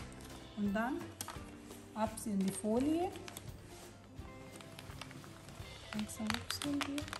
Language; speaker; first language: German; non-native, learner; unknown